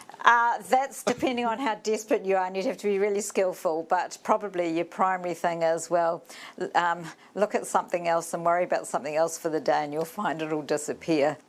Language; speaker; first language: English; native; English